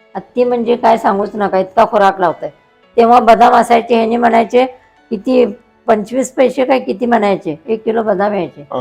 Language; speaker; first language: Marathi; native; Marathi